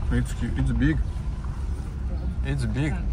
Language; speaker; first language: English; non-native, learner; Russian